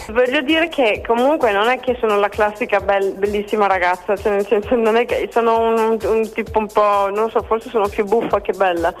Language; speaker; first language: Italian; non-native, fluent; Danish